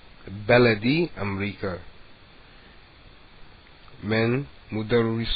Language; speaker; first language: Arabic; non-native, fluent; English